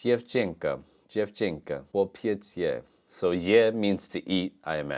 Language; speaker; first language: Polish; non-native, learner; English